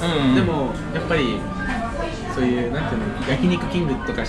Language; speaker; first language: Japanese; early bilingual, other home language; Spanish